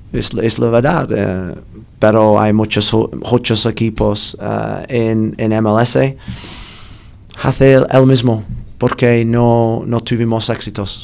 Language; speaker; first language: Spanish; non-native, learner; English